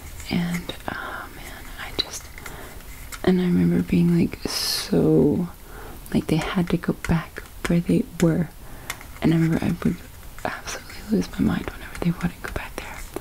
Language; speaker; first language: English; native; English